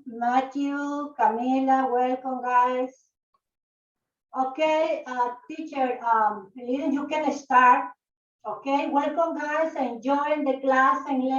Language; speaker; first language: English; non-native, learner; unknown